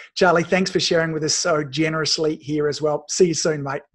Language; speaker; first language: English; native; English